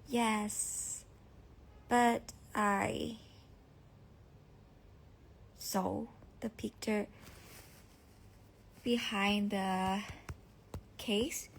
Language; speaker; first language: English; non-native, learner; Thai